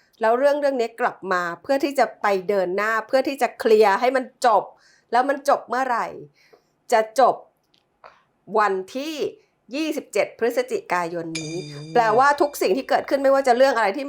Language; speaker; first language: Thai; native; Thai